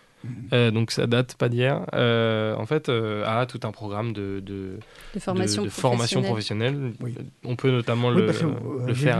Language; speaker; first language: French; native; French